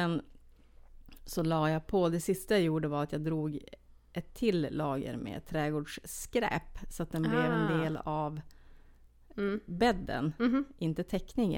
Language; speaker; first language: Swedish; native; Swedish